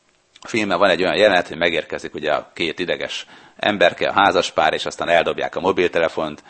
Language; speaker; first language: Hungarian; native; Hungarian